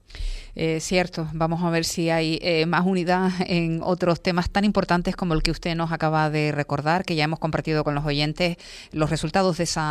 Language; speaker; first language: Spanish; native; Spanish